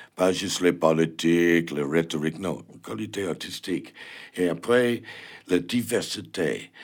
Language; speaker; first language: French; non-native, learner; English